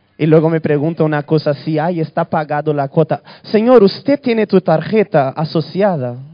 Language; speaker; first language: Spanish; early bilingual, other home language; Portuguese